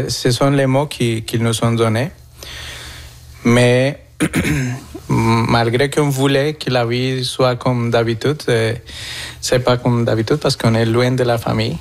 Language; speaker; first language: French; non-native, fluent; Spanish